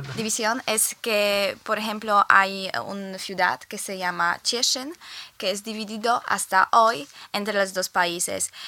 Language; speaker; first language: Spanish; non-native, fluent; Polish